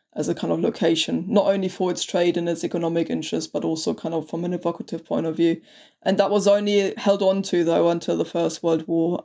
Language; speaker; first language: English; non-native, fluent; German